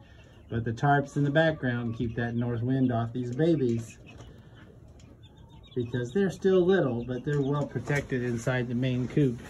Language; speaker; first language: English; native; English